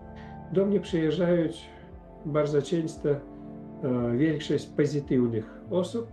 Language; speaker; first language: Polish; non-native, fluent; Ukrainian